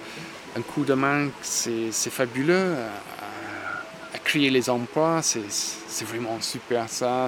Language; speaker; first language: French; non-native, fluent; English